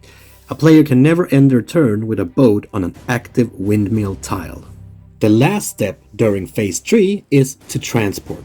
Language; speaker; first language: English; non-native, fluent; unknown